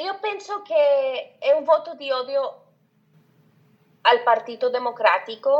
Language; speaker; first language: Italian; non-native, fluent; Spanish